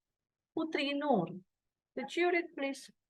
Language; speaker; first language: English; non-native, fluent; Indonesian